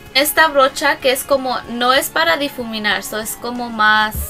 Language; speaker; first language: Spanish; early bilingual, other home language; English